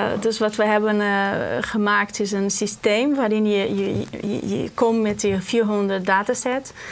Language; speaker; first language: Dutch; non-native, fluent; Portuguese